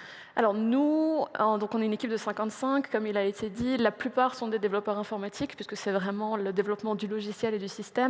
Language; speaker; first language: French; native; French